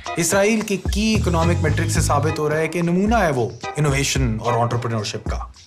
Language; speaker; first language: Urdu; native; Urdu